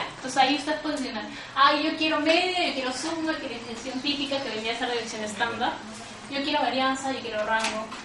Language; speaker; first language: Spanish; native; Spanish